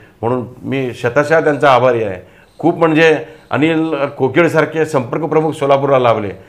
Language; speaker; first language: Marathi; non-native, local second language; Telugu